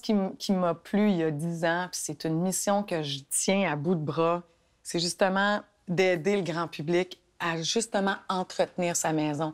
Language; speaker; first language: French; native; French